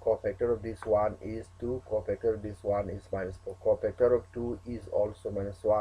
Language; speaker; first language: English; non-native, local second language; Manipuri